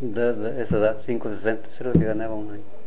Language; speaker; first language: Spanish; native; Spanish